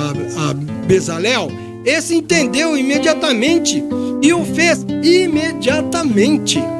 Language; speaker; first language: Portuguese; native; Portuguese